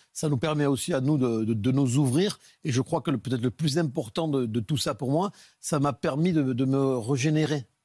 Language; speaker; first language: French; native; French